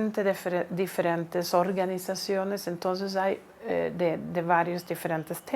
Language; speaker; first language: Spanish; non-native, fluent; Swedish